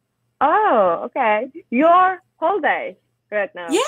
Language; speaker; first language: English; non-native, learner; Turkish